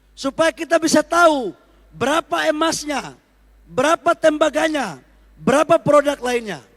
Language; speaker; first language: Indonesian; native; Indonesian